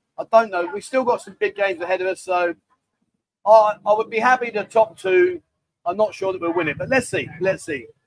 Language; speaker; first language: English; native; English